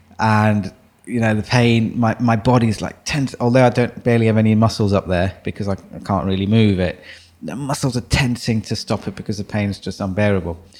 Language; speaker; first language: English; early bilingual, other home language; German